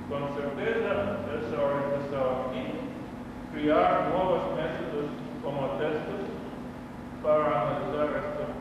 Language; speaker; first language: Portuguese; non-native, learner; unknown